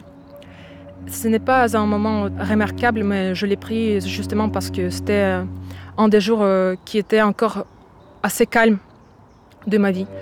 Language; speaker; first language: French; non-native, fluent; Ukrainian